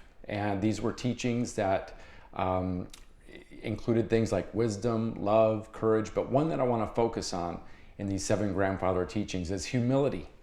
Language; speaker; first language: English; native; English